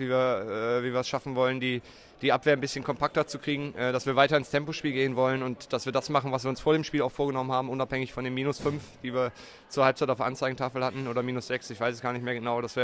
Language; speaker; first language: German; native; German